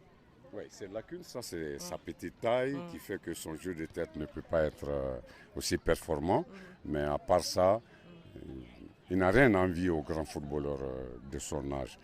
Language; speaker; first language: French; non-native, local second language; Bambara